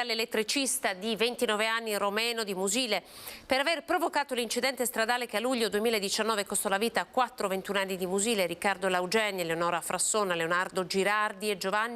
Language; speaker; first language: Italian; native; Italian